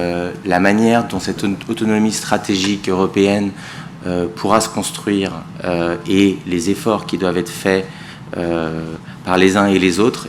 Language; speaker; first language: French; native; French